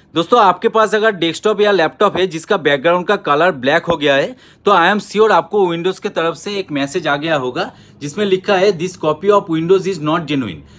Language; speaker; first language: Hindi; non-native, local second language; Bangla